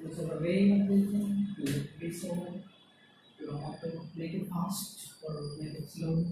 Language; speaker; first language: English; non-native, local second language; Malayalam